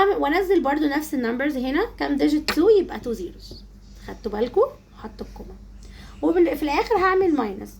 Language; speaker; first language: Arabic; native; Arabic